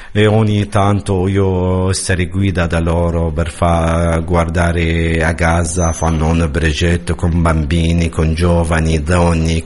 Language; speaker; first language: Italian; non-native, learner; Arabic